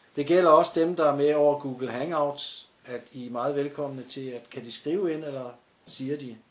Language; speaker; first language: Danish; native; Danish